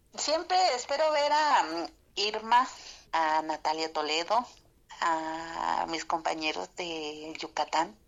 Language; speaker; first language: Spanish; non-native, local second language; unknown